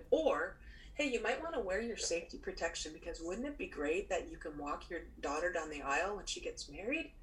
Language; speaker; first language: English; native; English